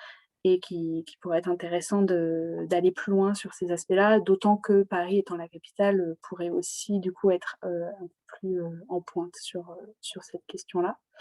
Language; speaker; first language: French; native; French